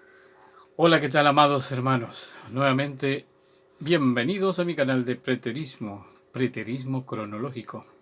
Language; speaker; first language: Spanish; native; Spanish